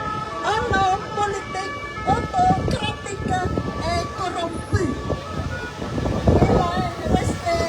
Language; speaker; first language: French; non-native, fluent; Khmer